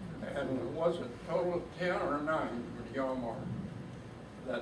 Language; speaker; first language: English; native; English